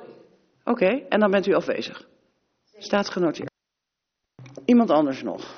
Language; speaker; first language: Dutch; native; Dutch